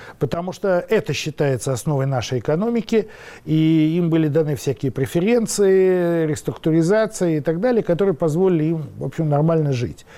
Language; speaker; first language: Russian; native; Russian